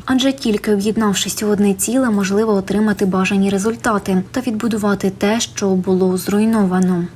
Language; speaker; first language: Ukrainian; native; Ukrainian